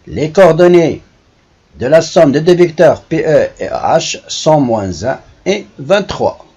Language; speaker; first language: French; non-native, local second language; Arabic